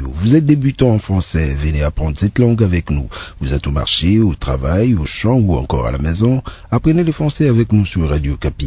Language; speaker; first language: French; native; French